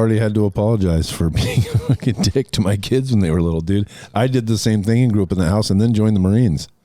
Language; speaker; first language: English; native; English